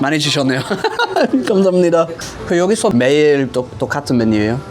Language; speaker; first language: Korean; non-native, fluent; English